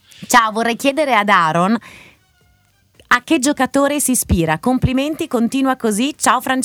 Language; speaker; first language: Italian; native; Italian